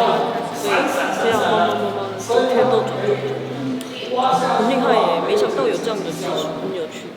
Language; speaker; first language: Chinese; non-native, fluent; Korean